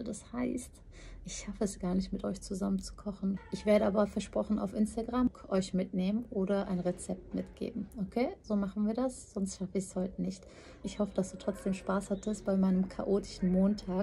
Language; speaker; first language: German; early bilingual, other home language; Turkish